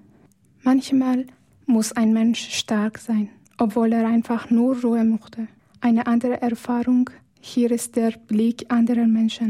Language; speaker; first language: German; non-native, fluent; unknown